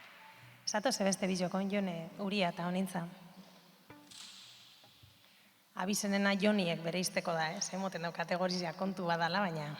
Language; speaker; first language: Basque; native; Basque